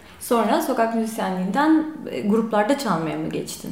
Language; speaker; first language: Turkish; native; Turkish